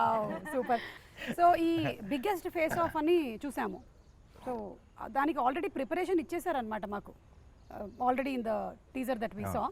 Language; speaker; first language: Telugu; native; Telugu